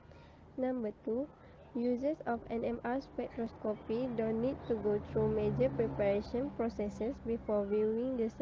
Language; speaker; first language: English; non-native, fluent; Malay